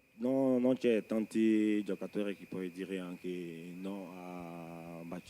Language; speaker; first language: Italian; non-native, learner; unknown